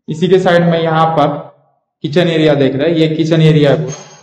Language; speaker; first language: Hindi; non-native, local second language; Marathi